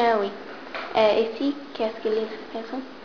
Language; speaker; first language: French; non-native, learner; English